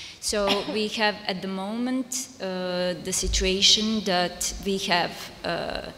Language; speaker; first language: English; non-native, fluent; Serbian